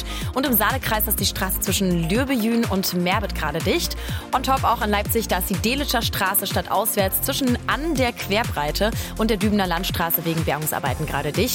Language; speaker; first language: German; native; German